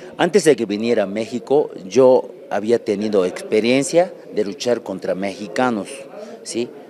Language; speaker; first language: Spanish; non-native, learner; Japanese